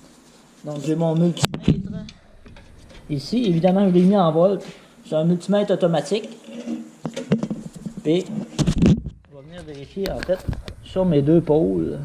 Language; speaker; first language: French; native; French